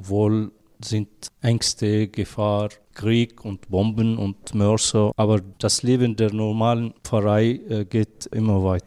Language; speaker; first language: German; non-native, fluent; Arabic